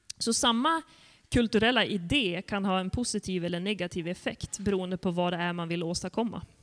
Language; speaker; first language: Swedish; native; Swedish